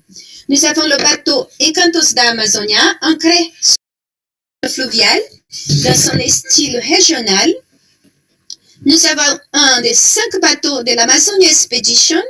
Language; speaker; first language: French; non-native, fluent; Portuguese